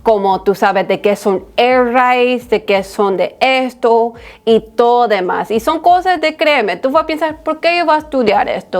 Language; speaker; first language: Spanish; early bilingual, heritage; Spanish